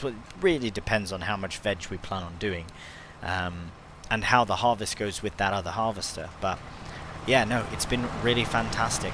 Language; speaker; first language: English; native; English